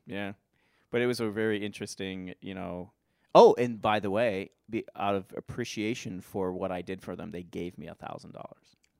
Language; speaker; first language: English; native; English